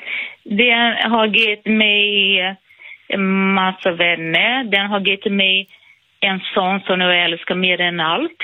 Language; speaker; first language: Swedish; non-native, fluent; Portuguese